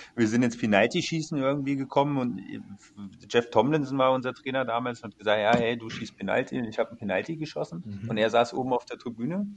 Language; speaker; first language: German; native; German